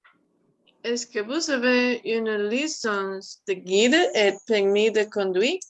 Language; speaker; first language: French; non-native, learner; Spanish